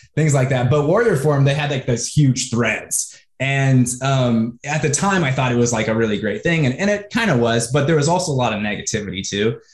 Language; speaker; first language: English; native; English